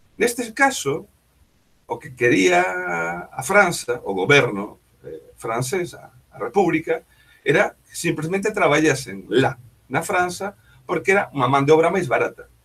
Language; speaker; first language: Galician; native; Galician